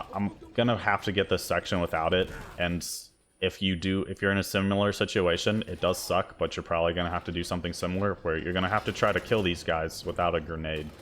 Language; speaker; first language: English; native; English